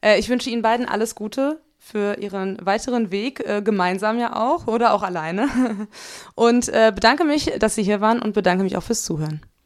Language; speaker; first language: German; native; German